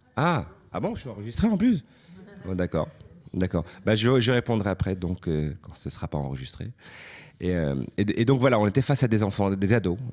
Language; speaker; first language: French; native; French